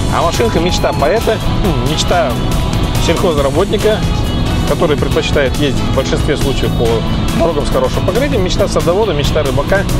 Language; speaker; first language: Russian; native; Russian